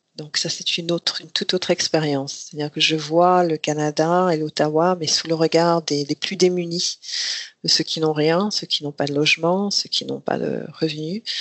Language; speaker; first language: French; non-native, local second language; Rundi